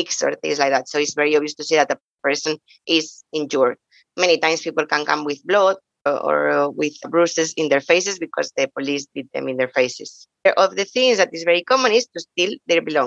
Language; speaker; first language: English; non-native, fluent; Spanish